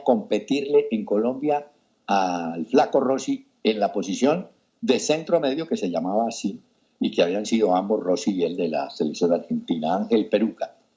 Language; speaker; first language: Spanish; native; Spanish